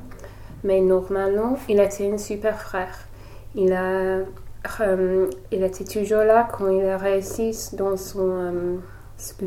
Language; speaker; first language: French; non-native, learner; English